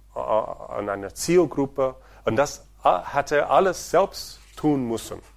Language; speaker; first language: German; non-native, fluent; Portuguese